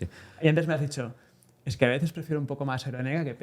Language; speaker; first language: Spanish; native; Spanish